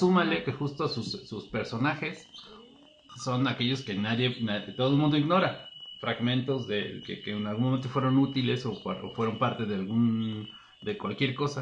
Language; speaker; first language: Spanish; native; Spanish